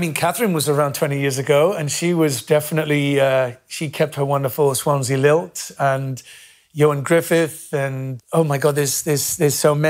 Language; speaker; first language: English; native; English